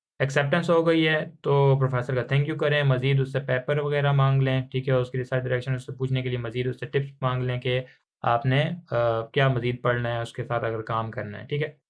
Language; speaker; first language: Urdu; non-native, local second language; Punjabi